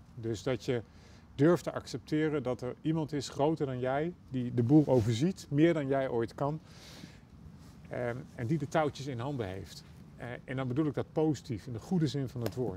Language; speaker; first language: Dutch; native; Dutch